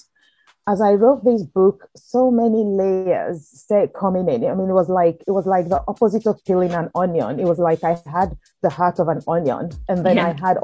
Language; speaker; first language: English; non-native, local second language; Yoruba